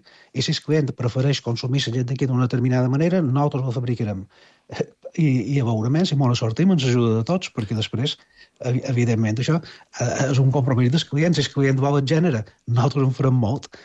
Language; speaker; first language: Catalan; native; Catalan